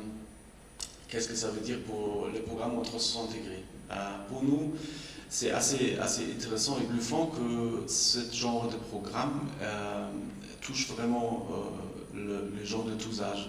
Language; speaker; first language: French; non-native, fluent; German